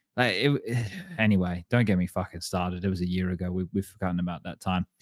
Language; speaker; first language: English; native; English